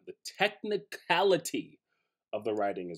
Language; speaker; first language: English; native; English